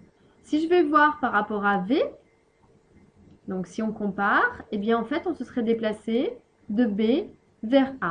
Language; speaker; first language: French; native; French